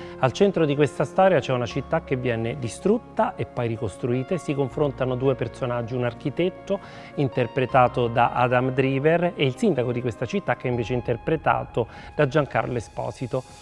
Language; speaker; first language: Italian; native; Italian